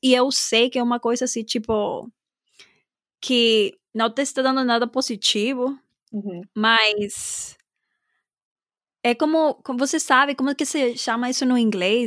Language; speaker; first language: Portuguese; non-native, fluent; Spanish